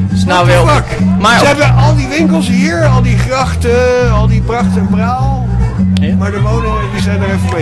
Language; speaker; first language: Dutch; native; Dutch